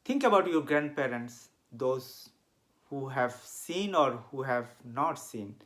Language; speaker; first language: English; non-native, local second language; Bangla